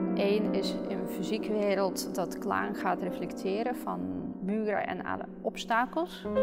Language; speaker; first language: Dutch; non-native, fluent; Russian